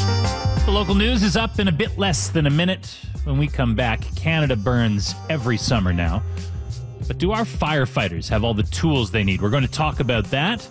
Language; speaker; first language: English; native; English